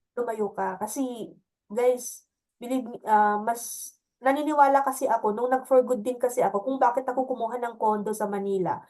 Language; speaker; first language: Filipino; native; Filipino